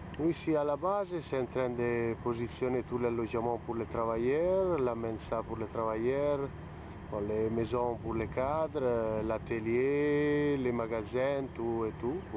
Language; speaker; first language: French; non-native, fluent; Italian